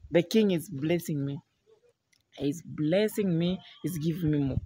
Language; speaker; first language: English; non-native, learner; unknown